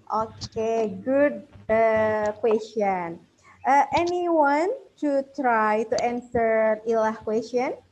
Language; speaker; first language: English; non-native, fluent; Indonesian